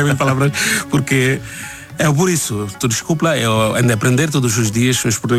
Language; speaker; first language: Portuguese; non-native, learner; Bangla